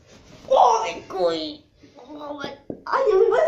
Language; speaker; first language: French; native; French